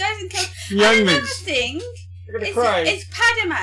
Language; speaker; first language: English; native; English